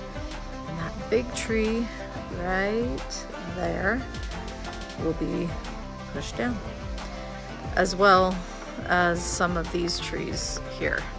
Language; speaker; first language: English; native; English